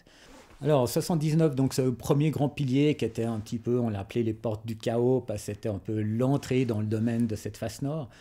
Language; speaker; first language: French; native; French